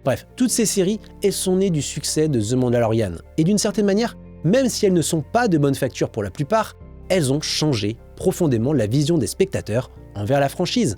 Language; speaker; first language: French; native; French